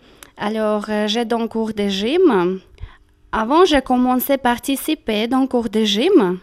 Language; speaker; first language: French; non-native, learner; Russian